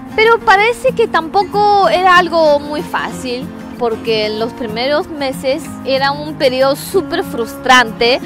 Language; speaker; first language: Spanish; non-native, fluent; Chinese